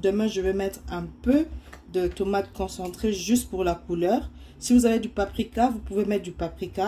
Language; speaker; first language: French; non-native, local second language; Lingala